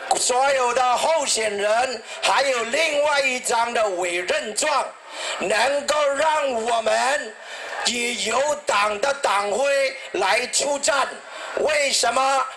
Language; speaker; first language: Chinese; native; Chinese